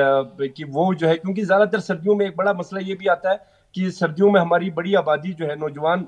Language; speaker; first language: Hindi; non-native, local second language; Balti